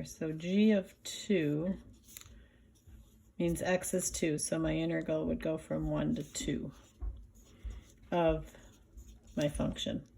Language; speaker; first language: English; native; English